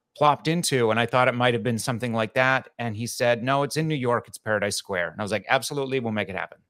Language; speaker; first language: English; native; English